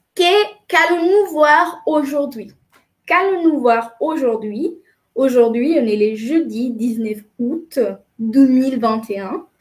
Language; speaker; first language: French; non-native, fluent; Spanish